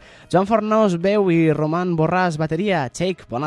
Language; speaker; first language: Catalan; native; Catalan